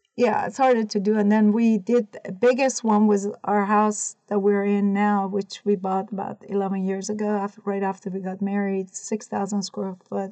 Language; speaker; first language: English; non-native, fluent; Persian